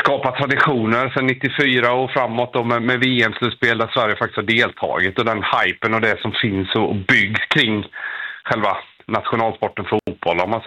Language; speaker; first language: Swedish; native; Swedish